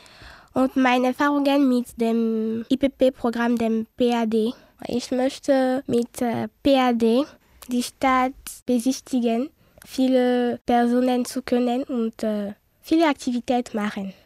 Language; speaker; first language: German; non-native, learner; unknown